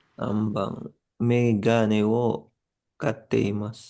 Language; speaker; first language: Japanese; non-native, learner; Filipino